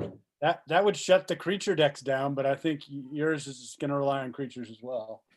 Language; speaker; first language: English; native; English